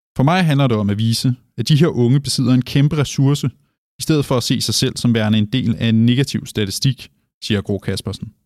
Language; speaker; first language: Danish; native; Danish